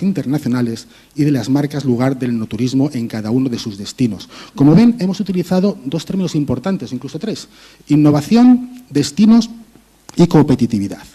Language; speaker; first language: Spanish; native; Spanish